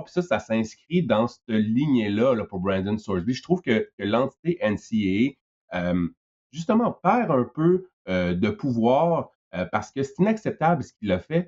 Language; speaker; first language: French; native; French